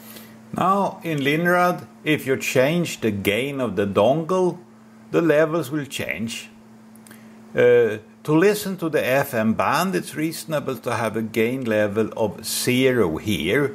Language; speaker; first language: English; non-native, fluent; Swedish